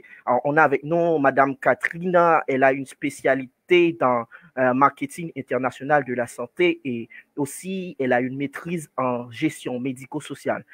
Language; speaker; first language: French; non-native, fluent; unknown